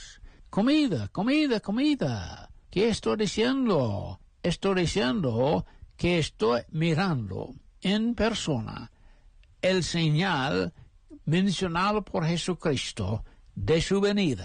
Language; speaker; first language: Spanish; non-native, fluent; English